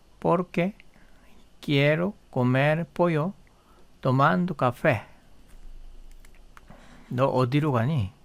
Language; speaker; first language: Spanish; non-native, fluent; Korean